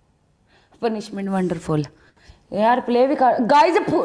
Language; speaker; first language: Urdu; non-native, local second language; Punjabi